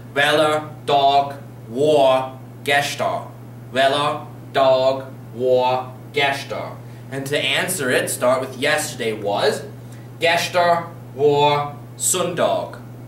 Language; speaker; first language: English; native; English